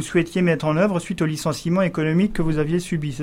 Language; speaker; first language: French; native; French